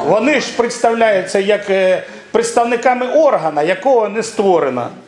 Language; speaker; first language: Ukrainian; non-native, local second language; Russian